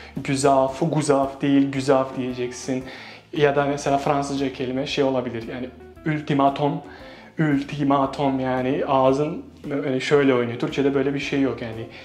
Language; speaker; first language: Turkish; non-native, fluent; Bosnian